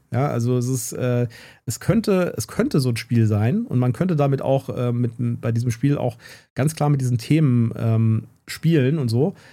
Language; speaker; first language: German; native; German